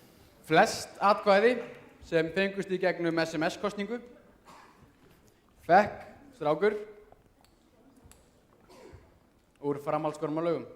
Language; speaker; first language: Icelandic; native; Icelandic